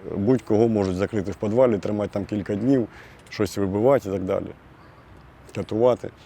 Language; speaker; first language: Ukrainian; native; Ukrainian